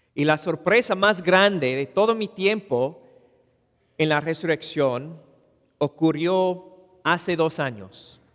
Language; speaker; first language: Spanish; non-native, fluent; English